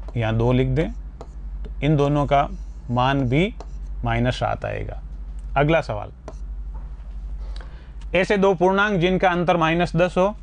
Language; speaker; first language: Hindi; native; Hindi